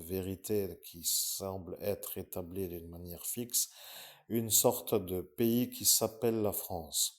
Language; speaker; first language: French; native; French